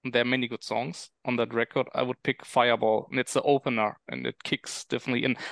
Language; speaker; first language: English; non-native, fluent; German